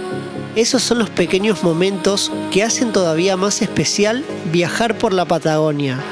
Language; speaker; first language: Spanish; native; Spanish